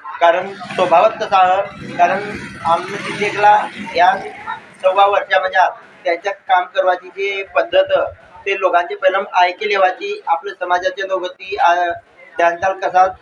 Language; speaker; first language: Marathi; non-native, local second language; Bhili